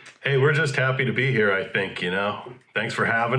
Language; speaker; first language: English; native; English